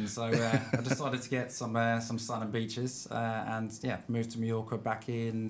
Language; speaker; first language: English; native; English